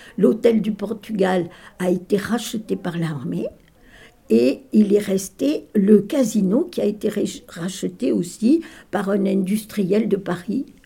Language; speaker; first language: French; native; French